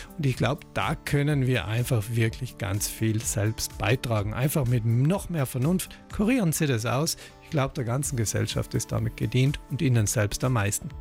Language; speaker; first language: German; native; German